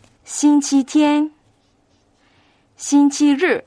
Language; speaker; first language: Chinese; non-native, local second language; Cantonese